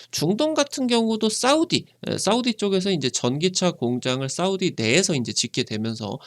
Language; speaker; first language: Korean; native; Korean